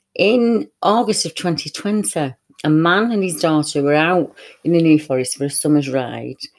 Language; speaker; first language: English; native; English